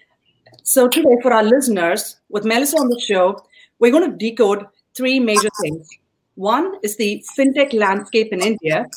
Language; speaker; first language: English; non-native, local second language; Tamil